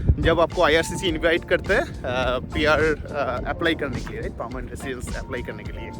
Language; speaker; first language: Hindi; non-native, local second language; Bangla